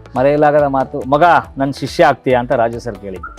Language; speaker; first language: Kannada; native; Kannada